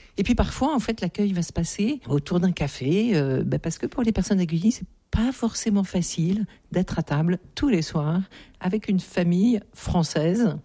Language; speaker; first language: French; native; French